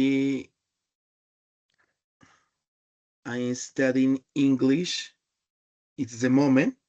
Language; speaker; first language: English; non-native, learner; Spanish